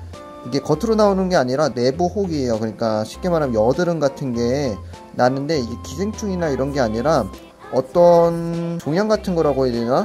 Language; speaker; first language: Korean; native; Korean